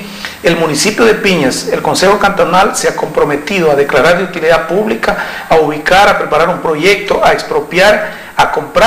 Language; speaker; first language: Spanish; native; Spanish